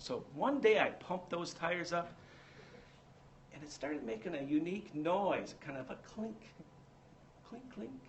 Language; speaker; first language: English; native; English